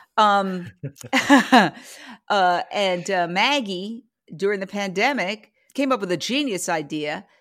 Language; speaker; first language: English; native; English